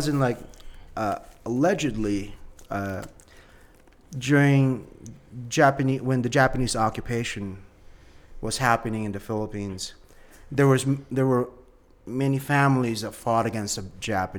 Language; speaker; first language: English; non-native, local second language; Filipino